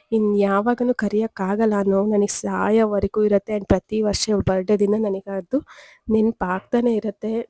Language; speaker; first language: Kannada; non-native, local second language; Tulu